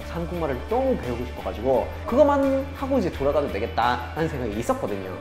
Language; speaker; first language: Korean; non-native, fluent; English